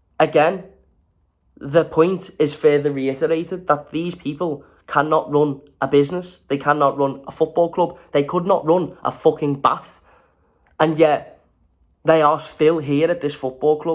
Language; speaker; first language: English; native; English